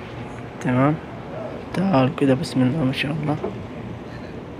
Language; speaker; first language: Arabic; native; Arabic